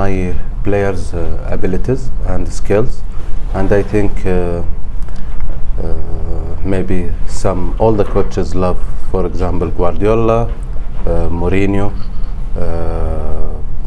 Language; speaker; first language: English; non-native, learner; Arabic